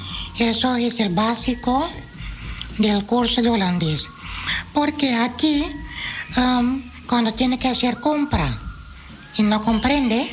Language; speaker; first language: Spanish; non-native, fluent; Dutch